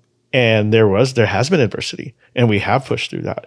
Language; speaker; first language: English; native; English